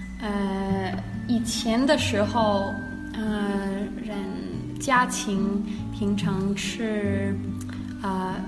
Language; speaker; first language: Chinese; non-native, learner; Danish